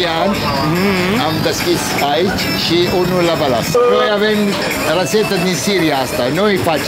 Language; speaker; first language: Romanian; non-native, learner; Arabic